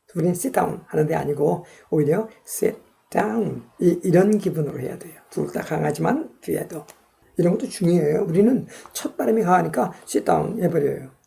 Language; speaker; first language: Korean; native; Korean